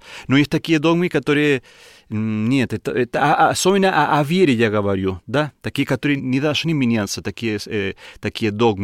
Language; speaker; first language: Russian; non-native, learner; Spanish